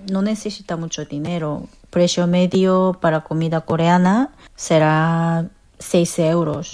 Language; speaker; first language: Spanish; non-native, fluent; Korean